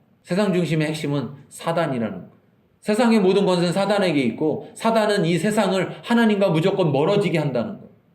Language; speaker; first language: Korean; native; Korean